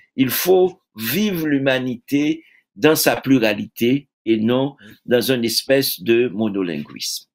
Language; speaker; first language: French; native; French